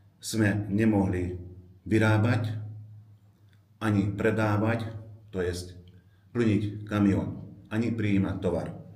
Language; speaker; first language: Slovak; non-native, local second language; Hungarian